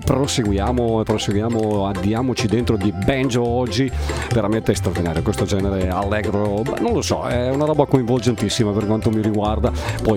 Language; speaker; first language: Italian; native; Italian